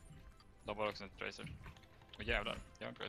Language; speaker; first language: Swedish; native; Swedish